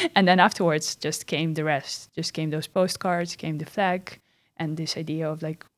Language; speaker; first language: English; non-native, fluent; Russian